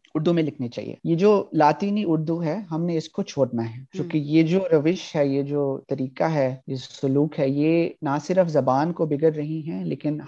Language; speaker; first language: Urdu; early bilingual, heritage; Urdu